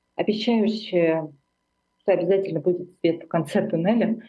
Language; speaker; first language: Russian; non-native, local second language; Armenian